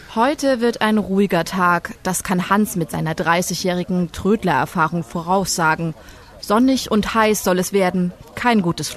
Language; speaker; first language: German; native; German